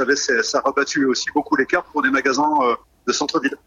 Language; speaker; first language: French; native; French